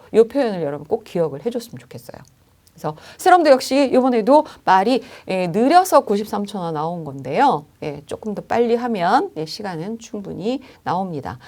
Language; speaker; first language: Korean; native; Korean